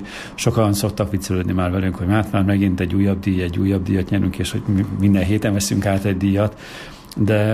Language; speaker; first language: Hungarian; native; Hungarian